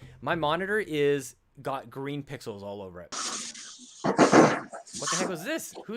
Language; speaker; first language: English; native; English